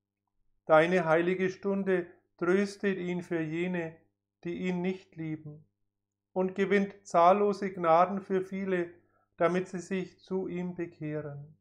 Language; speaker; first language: German; native; German